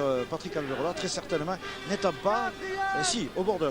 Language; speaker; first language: French; native; French